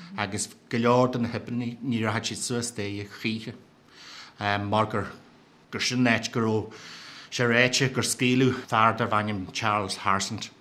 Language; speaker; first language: Irish; native; Irish